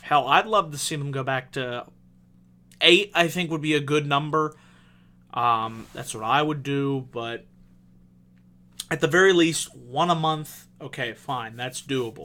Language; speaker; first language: English; native; English